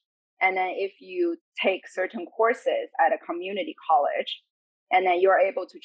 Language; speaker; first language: English; non-native, fluent; Chinese